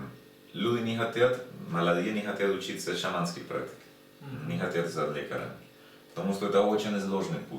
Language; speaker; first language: Russian; non-native, learner; Spanish